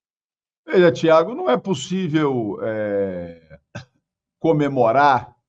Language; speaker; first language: Portuguese; native; Portuguese